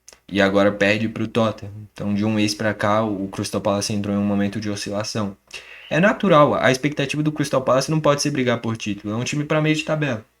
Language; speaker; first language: Portuguese; native; Portuguese